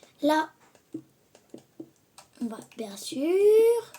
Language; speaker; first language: French; native; French